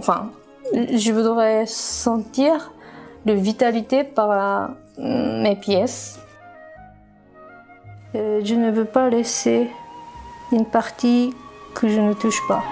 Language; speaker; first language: French; non-native, learner; Japanese